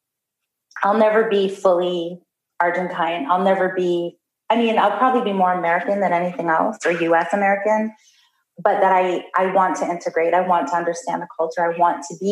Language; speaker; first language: English; native; English